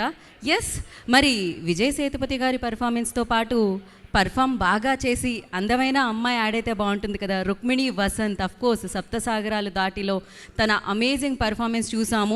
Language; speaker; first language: Telugu; native; Telugu